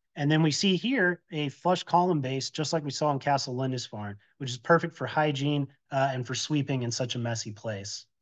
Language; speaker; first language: English; native; English